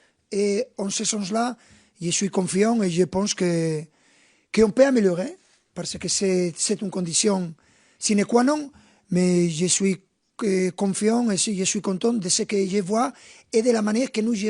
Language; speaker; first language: French; non-native, fluent; Spanish